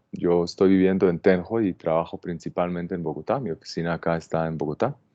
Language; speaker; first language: Spanish; non-native, fluent; Hebrew